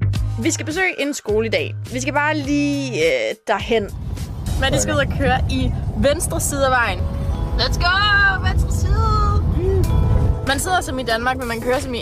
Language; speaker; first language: Danish; native; Danish